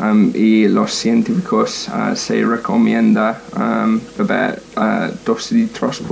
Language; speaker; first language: Spanish; non-native, learner; English